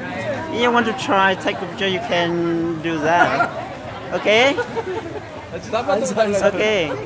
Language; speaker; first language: English; non-native, learner; Hmong